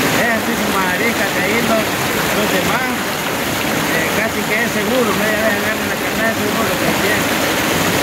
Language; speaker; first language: Spanish; native; Spanish